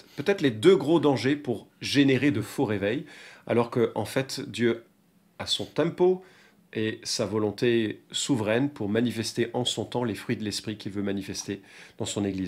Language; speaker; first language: French; native; French